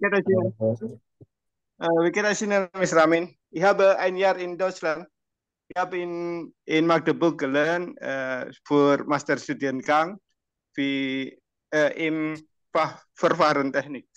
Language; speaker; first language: German; non-native, learner; Indonesian